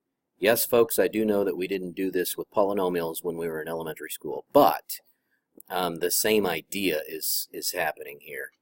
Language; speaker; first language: English; native; English